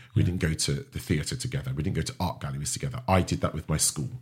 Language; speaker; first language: English; native; English